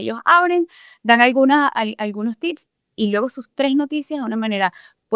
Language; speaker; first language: Spanish; native; Spanish